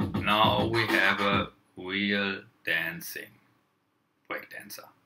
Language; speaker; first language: English; non-native, fluent; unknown